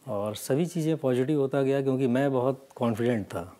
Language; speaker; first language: Hindi; native; Hindi